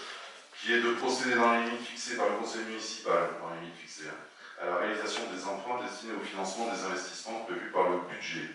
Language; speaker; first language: French; native; French